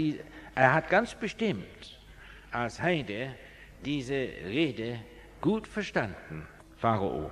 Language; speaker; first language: German; non-native, fluent; English